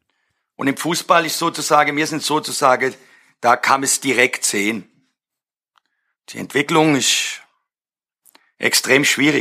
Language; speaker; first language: German; non-native, fluent; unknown